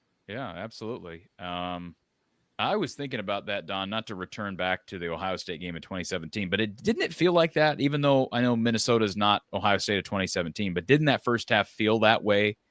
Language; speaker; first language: English; native; English